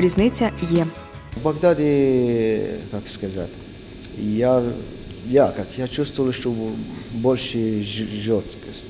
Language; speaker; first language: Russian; non-native, learner; Arabic